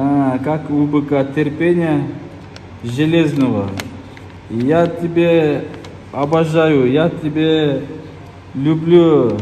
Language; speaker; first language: Russian; non-native, local second language; Kyrgyz